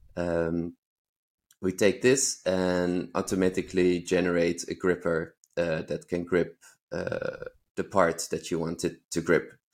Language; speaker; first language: English; non-native, fluent; Dutch